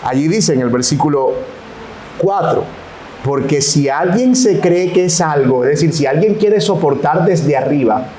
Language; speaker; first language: Spanish; native; Spanish